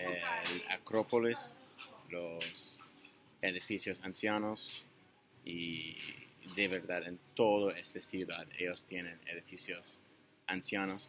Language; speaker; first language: Spanish; non-native, learner; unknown